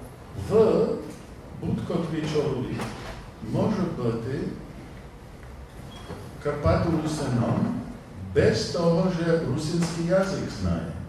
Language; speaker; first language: Polish; non-native, learner; English